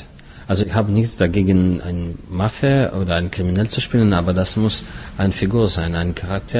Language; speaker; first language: German; non-native, fluent; Russian